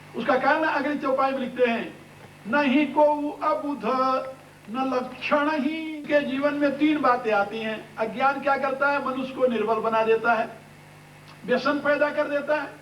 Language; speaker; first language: Hindi; native; Hindi